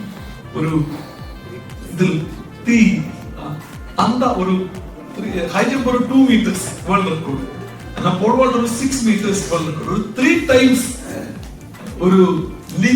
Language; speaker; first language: Tamil; non-native, local second language; Malayalam